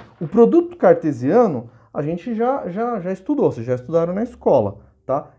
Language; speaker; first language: Portuguese; native; Portuguese